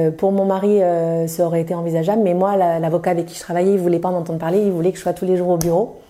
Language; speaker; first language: French; native; French